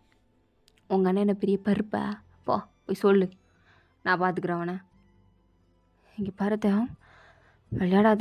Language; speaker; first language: Tamil; native; Tamil